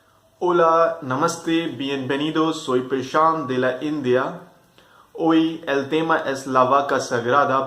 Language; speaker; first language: Spanish; non-native, fluent; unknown